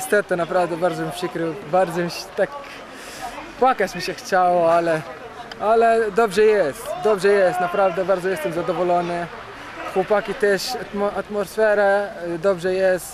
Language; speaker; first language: Polish; non-native, learner; Arabic